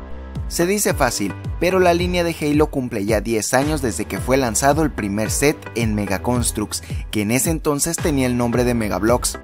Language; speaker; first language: Spanish; native; Spanish